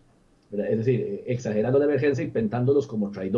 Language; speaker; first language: Spanish; native; Spanish